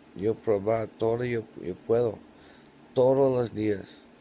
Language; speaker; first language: Spanish; non-native, learner; English